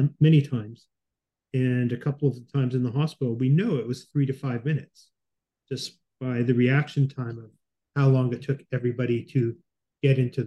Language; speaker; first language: English; native; English